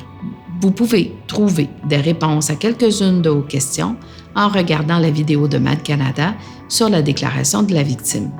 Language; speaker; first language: French; native; French